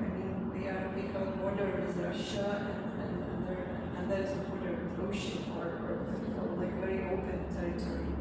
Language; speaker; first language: English; non-native, fluent; Latvian